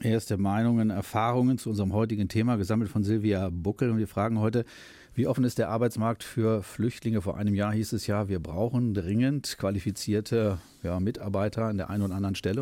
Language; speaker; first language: German; native; German